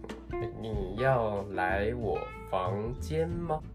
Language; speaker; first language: Chinese; non-native, learner; Japanese